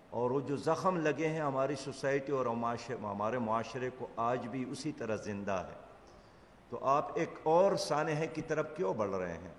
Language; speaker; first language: Urdu; non-native, local second language; Pashto